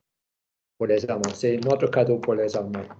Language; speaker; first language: French; non-native, learner; English